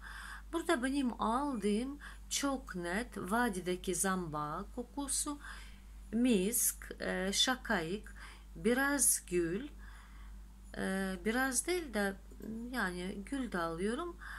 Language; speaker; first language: Turkish; non-native, fluent; Russian